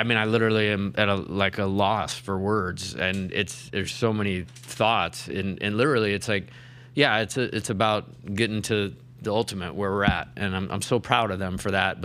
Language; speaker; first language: English; native; English